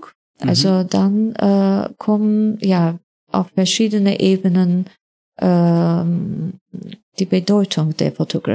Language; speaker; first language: German; non-native, fluent; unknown